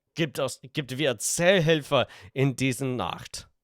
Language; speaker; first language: German; non-native, learner; English